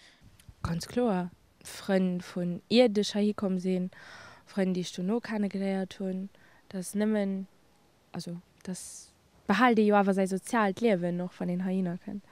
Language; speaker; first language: German; non-native, local second language; Luxembourgish